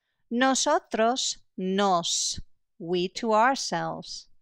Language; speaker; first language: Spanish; non-native, fluent; English